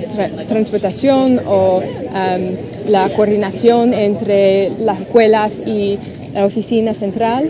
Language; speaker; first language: Spanish; non-native, learner; English